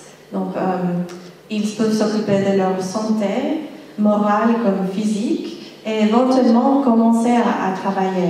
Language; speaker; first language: French; non-native, fluent; Spanish